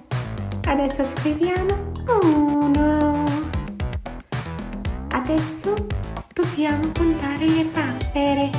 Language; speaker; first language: Italian; non-native, fluent; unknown